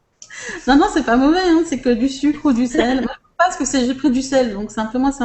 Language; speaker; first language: French; native; French